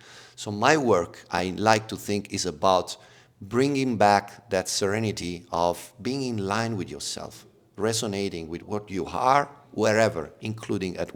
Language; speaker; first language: English; non-native, fluent; Italian